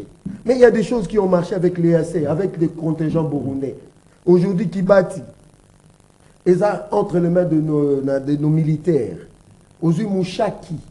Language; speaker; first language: French; non-native, local second language; Lingala